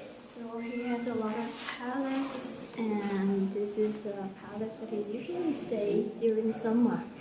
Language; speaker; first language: English; non-native, fluent; Vietnamese